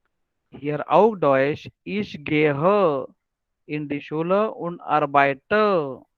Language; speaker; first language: German; non-native, learner; Marathi